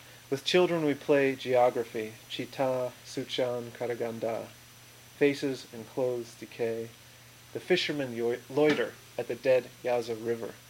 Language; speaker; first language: English; native; English